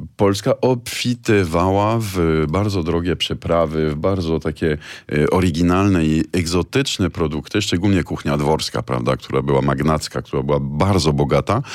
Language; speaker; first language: Polish; non-native, fluent; French